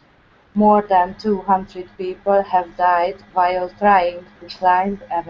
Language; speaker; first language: English; non-native, learner; Hungarian